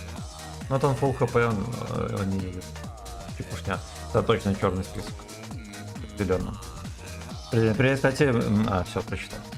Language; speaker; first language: Russian; native; Russian